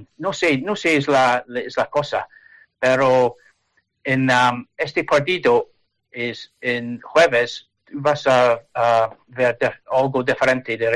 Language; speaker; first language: Spanish; non-native, learner; English